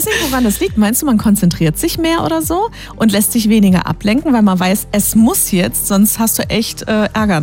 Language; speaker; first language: German; native; German